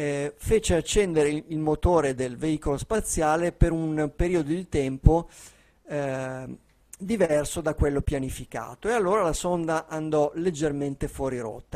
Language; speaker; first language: Italian; native; Italian